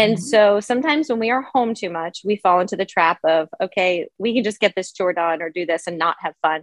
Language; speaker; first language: English; native; English